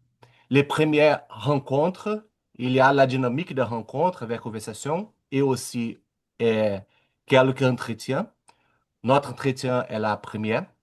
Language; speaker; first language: French; non-native, learner; Portuguese